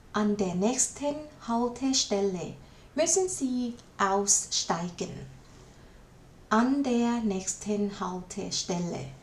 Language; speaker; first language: German; non-native, learner; Thai